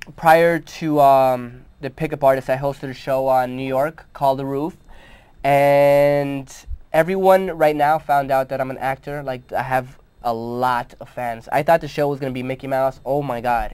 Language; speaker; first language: English; native; English